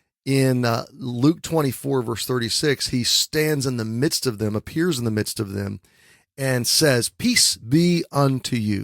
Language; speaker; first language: English; native; English